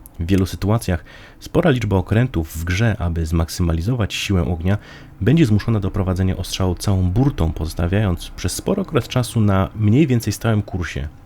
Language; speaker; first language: Polish; native; Polish